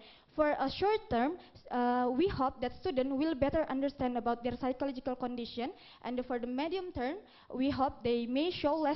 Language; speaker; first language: English; non-native, fluent; Indonesian